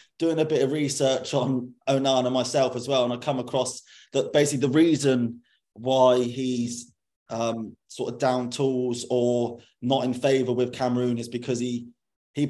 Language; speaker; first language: English; native; English